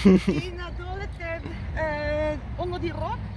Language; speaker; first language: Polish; non-native, learner; Dutch